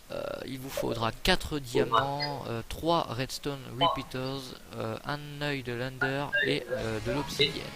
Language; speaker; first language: French; native; French